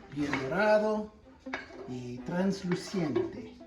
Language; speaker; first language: Spanish; non-native, fluent; English